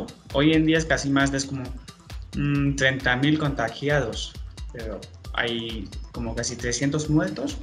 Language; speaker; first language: Spanish; non-native, fluent; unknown